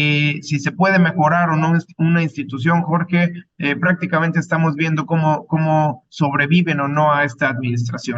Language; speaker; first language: Spanish; native; Spanish